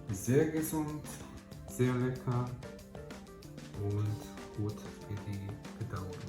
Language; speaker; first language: German; non-native, fluent; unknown